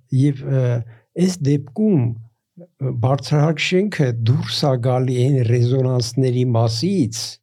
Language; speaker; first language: Armenian; native; Armenian